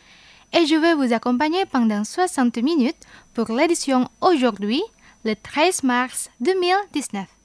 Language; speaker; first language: French; non-native, fluent; Indonesian